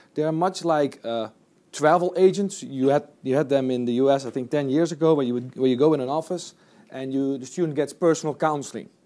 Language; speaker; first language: English; non-native, fluent; Dutch